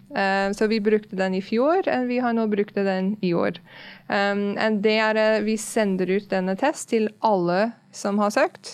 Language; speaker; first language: Norwegian; non-native, fluent; English